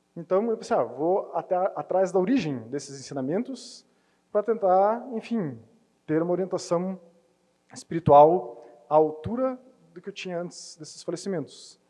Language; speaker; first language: Portuguese; native; Portuguese